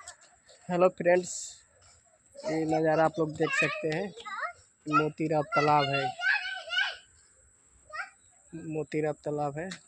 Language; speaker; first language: Hindi; non-native, local second language; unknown